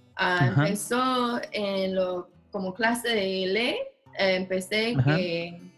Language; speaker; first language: Spanish; non-native, learner; English